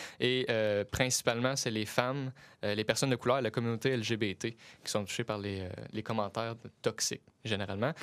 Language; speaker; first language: French; native; French